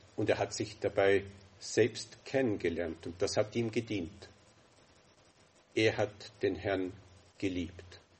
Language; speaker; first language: German; native; German